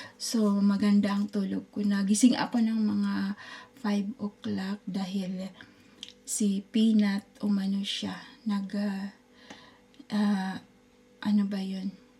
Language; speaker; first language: Filipino; native; Filipino